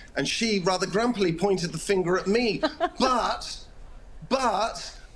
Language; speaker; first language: English; native; English